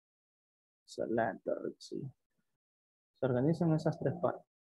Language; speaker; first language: Spanish; native; Spanish